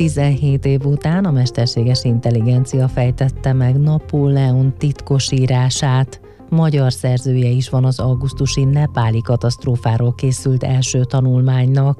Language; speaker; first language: Hungarian; native; Hungarian